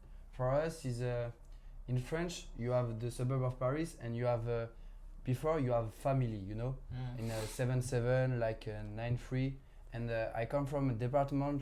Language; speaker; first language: English; non-native, learner; French